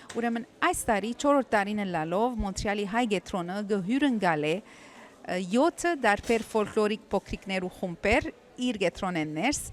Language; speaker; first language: Armenian; early bilingual, heritage; Armenian